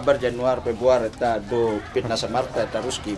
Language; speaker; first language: Russian; non-native, learner; Indonesian